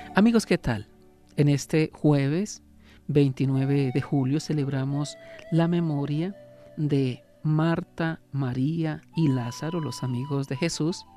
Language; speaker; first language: Spanish; native; Spanish